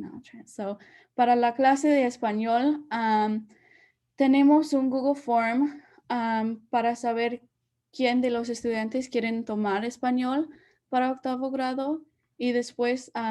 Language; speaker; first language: Spanish; early bilingual, heritage; Spanish